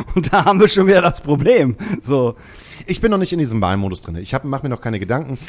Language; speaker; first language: German; native; German